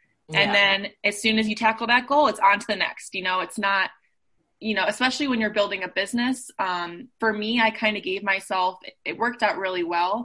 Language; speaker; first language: English; native; English